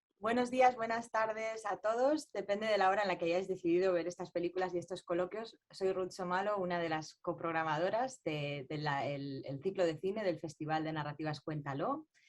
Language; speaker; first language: Spanish; native; Spanish